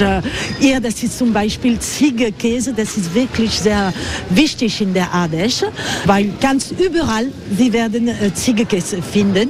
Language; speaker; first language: German; non-native, fluent; French